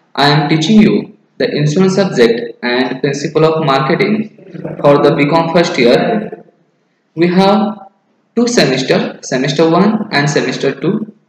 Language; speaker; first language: English; non-native, local second language; Marathi